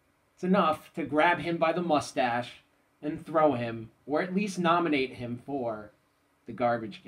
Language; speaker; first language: English; native; English